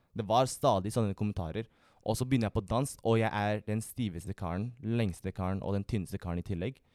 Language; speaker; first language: Norwegian; early bilingual, other home language; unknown